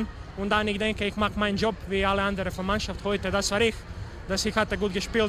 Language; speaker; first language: German; non-native, learner; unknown